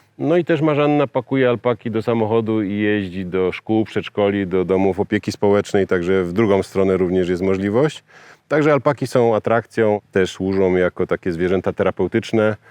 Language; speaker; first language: Polish; native; Polish